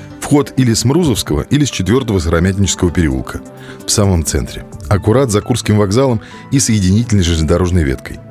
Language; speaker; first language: Russian; native; Russian